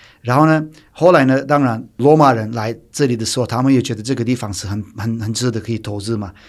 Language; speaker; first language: Chinese; non-native, fluent; Turkish